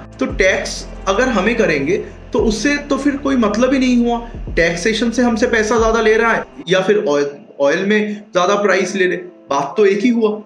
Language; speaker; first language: Hindi; non-native, local second language; Bangla